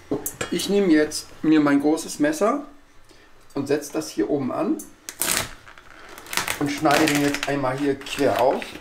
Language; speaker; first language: German; native; German